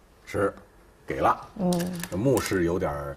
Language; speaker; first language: Chinese; native; Chinese